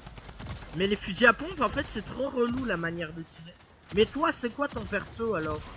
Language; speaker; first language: French; native; French